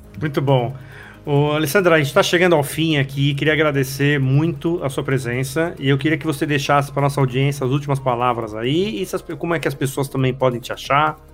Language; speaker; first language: Portuguese; native; Portuguese